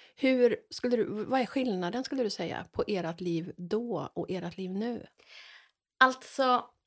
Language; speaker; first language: Swedish; native; Swedish